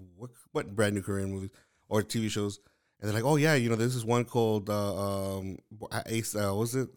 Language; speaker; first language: English; native; English